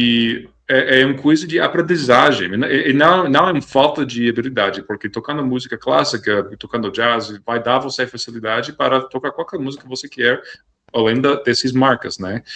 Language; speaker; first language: Portuguese; non-native, fluent; English